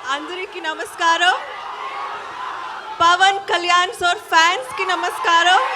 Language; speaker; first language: Telugu; non-native, learner; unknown